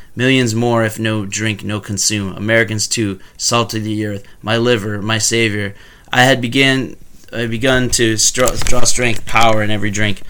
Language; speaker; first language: English; native; English